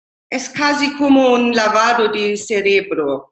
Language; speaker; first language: Spanish; non-native, fluent; German